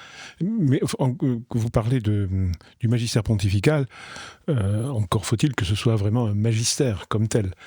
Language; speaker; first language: French; native; French